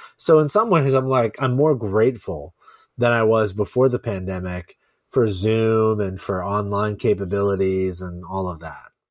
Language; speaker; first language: English; native; English